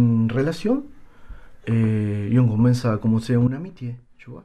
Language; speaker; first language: French; non-native, learner; Spanish